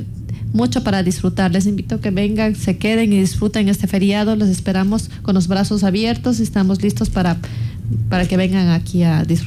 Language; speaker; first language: Spanish; native; Spanish